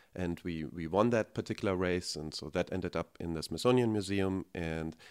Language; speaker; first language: English; non-native, fluent; German